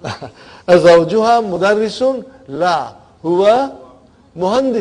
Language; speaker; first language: Arabic; non-native, fluent; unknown